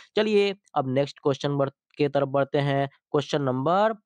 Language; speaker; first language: Hindi; native; Hindi